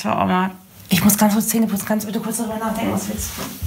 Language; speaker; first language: German; native; German